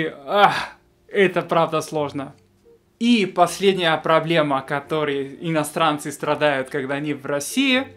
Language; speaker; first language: Russian; non-native, fluent; Spanish